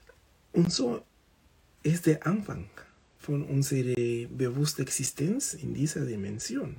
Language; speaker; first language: German; non-native, fluent; Spanish